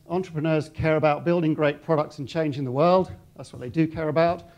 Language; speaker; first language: English; native; English